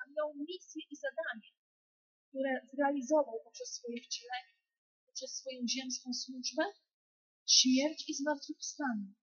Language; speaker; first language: Polish; native; Polish